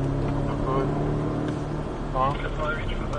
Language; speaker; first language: French; native; French